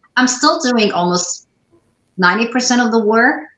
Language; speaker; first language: English; non-native, fluent; Arabic